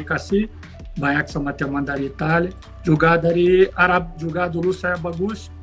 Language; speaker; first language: Indonesian; non-native, fluent; Portuguese